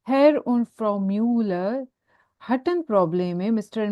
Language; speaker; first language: German; non-native, fluent; Urdu